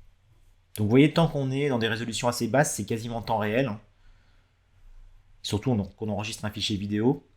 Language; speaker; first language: French; native; French